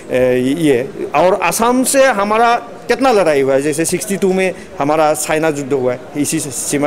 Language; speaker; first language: Hindi; non-native, local second language; Assamese